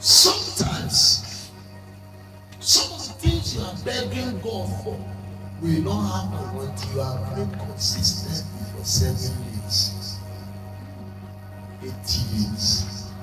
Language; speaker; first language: English; non-native, local second language; Igbo